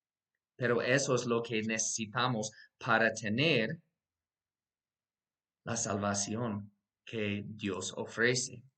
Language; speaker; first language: Spanish; non-native, fluent; English